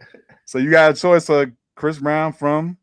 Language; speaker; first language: English; native; English